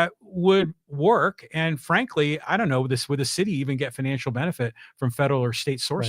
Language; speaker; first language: English; native; English